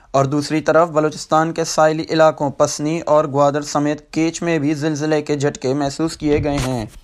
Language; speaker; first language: Urdu; non-native, local second language; Baluchi